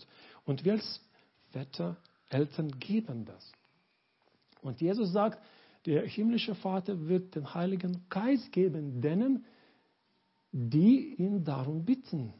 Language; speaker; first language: German; non-native, learner; Lithuanian